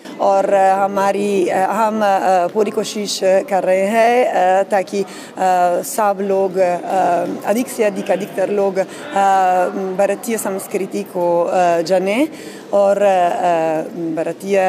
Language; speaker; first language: Hindi; non-native, fluent; Italian